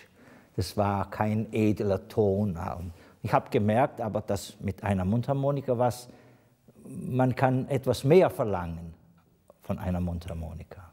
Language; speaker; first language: German; non-native, fluent; Italian